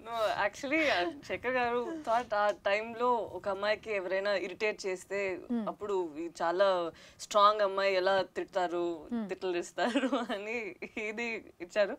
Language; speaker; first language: Telugu; non-native, learner; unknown